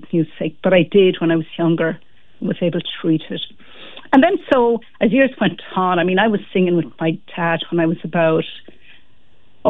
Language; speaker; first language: English; native; English